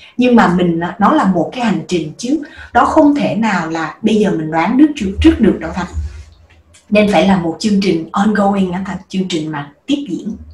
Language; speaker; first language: Vietnamese; native; Vietnamese